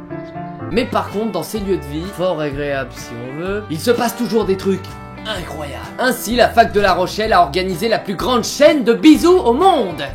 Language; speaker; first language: French; native; French